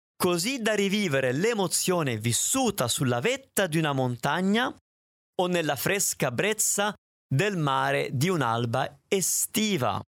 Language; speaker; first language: Italian; native; Italian